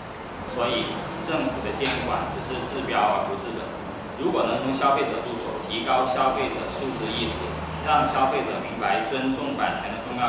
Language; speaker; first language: Chinese; native; Chinese